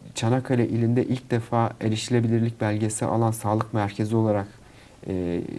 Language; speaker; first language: Turkish; native; Turkish